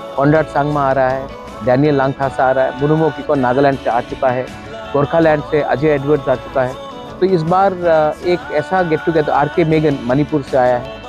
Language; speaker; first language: Hindi; non-native, local second language; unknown